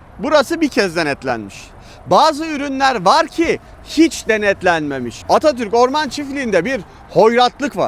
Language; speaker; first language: Turkish; native; Turkish